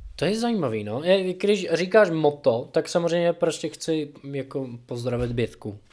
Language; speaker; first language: Czech; non-native, fluent; English